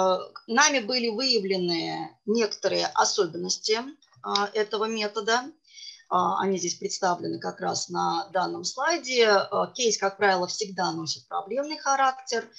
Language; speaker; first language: Russian; native; Russian